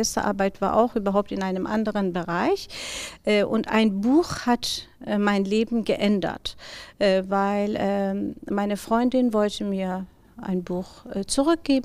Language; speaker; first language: German; non-native, fluent; Persian